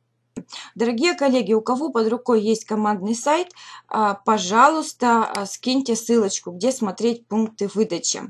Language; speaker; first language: Russian; native; Russian